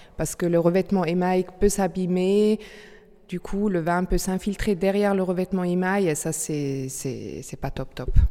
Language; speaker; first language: French; non-native, local second language; Swiss German